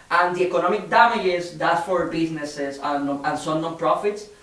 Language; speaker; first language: English; non-native, fluent; Spanish